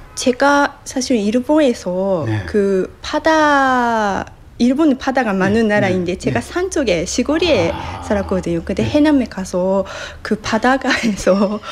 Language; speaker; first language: Korean; non-native, fluent; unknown